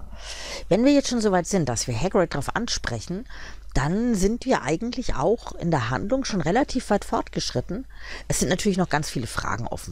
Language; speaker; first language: German; native; German